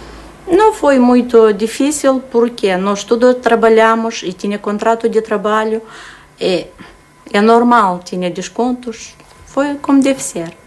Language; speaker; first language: Portuguese; non-native, learner; Romanian